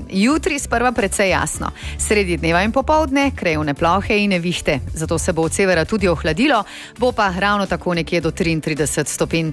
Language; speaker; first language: Slovenian; native; Slovenian